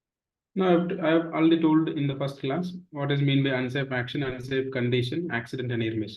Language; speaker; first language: English; non-native, local second language; Telugu